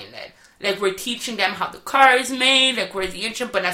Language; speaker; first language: English; non-native, fluent; French